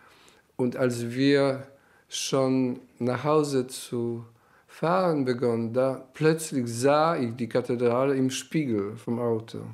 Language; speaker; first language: German; non-native, fluent; Polish